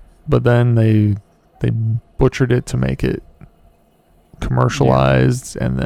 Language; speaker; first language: English; native; English